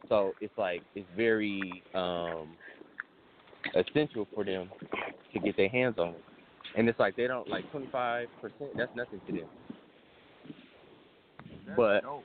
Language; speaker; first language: English; native; English